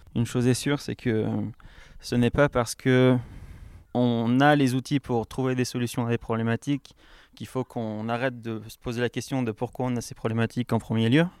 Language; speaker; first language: French; native; French